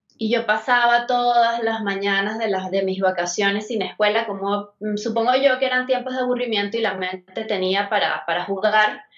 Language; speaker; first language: Spanish; native; Spanish